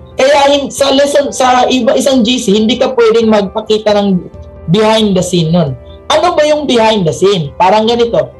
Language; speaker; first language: Filipino; non-native, local second language; Cebuano